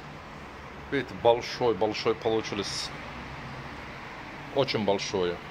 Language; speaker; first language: Russian; non-native, local second language; Turkish